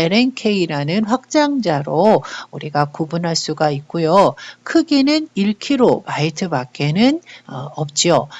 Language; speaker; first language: Korean; native; Korean